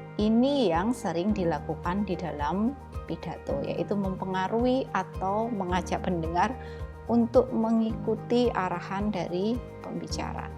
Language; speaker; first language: Indonesian; native; Indonesian